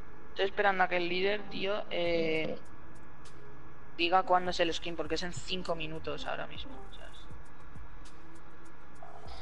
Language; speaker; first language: Spanish; native; Spanish